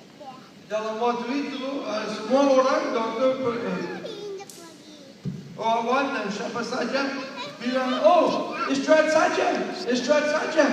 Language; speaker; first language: Indonesian; non-native, learner; English